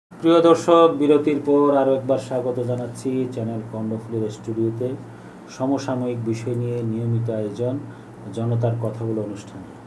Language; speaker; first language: Bangla; native; Bangla